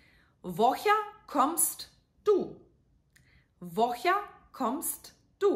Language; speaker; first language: German; non-native, fluent; Serbian